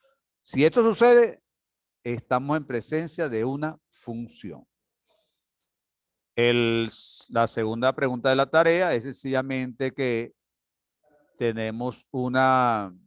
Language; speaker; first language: Spanish; native; Spanish